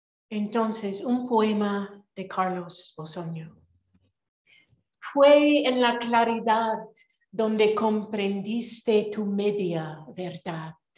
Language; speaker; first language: Spanish; non-native, fluent; English